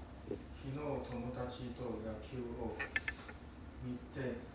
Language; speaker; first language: Japanese; non-native, learner; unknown